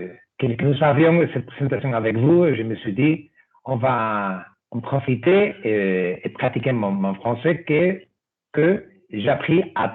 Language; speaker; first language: French; non-native, fluent; Spanish